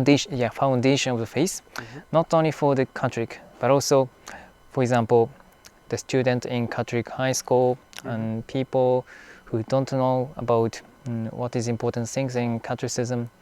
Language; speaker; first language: English; non-native, fluent; Japanese